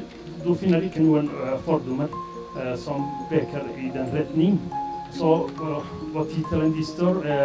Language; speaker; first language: Swedish; non-native, learner; Arabic